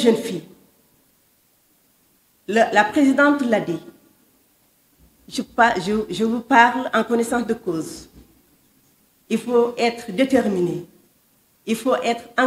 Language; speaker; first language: French; non-native, local second language; Wolof